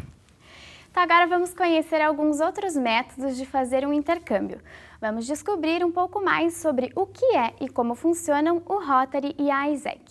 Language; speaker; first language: Portuguese; native; Portuguese